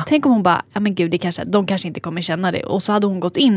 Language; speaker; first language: Swedish; native; Swedish